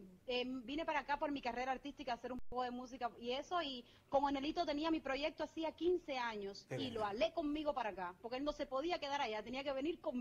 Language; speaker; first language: Spanish; native; Spanish